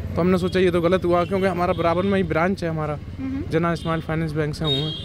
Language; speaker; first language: Hindi; native; Hindi